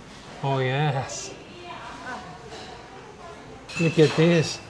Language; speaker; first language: English; non-native, fluent; Korean